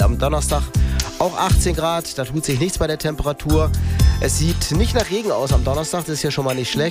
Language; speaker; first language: German; native; German